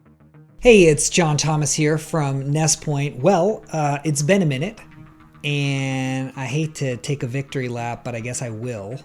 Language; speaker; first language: English; native; English